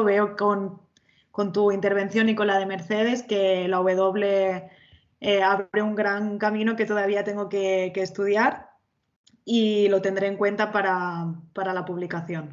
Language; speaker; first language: Spanish; native; Spanish